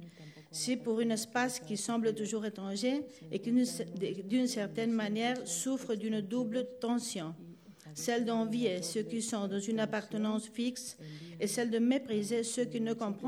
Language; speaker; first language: French; non-native, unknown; Spanish